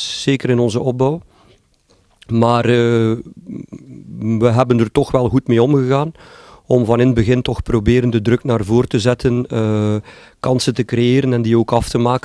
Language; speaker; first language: Dutch; native; Dutch